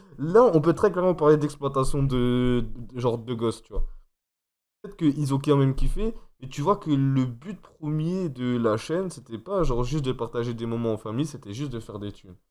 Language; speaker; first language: French; native; French